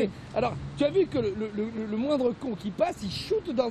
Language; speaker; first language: French; native; French